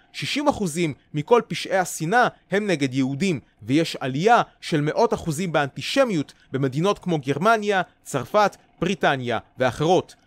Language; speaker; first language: Hebrew; native; Hebrew